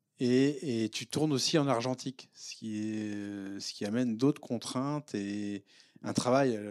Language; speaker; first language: French; native; French